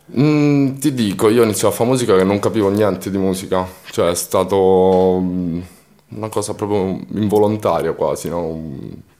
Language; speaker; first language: Italian; early bilingual, other home language; Romanian